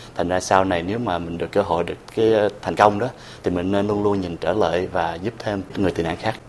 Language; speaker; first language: Vietnamese; early bilingual, heritage; Vietnamese